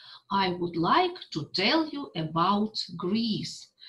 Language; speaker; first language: English; non-native, fluent; Russian